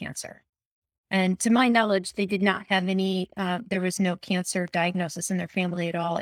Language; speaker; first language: English; native; English